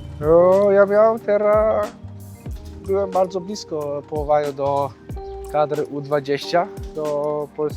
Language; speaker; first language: Polish; early bilingual, heritage; Polish